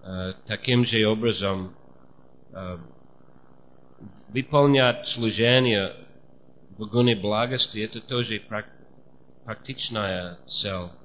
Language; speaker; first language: Russian; non-native, fluent; English